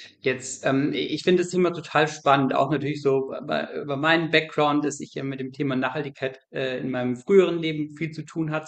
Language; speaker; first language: German; native; German